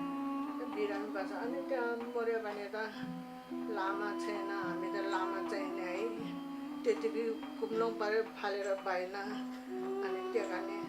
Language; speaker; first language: Nepali; non-native, local second language; Tibetan